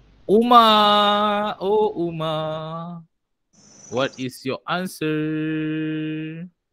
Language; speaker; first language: English; non-native, local second language; Malay